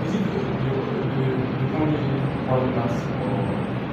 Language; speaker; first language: English; non-native, learner; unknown